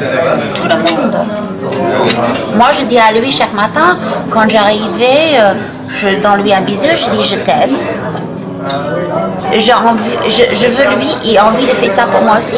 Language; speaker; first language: French; non-native, fluent; English